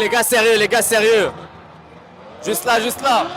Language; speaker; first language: French; native; French